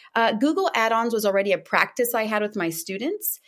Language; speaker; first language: English; non-native, fluent; Portuguese